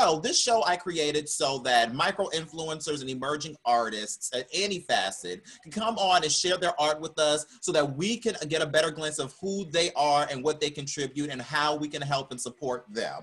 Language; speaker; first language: English; native; English